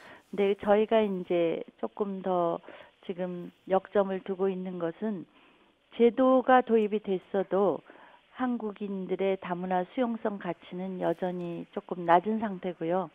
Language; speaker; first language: Korean; native; Korean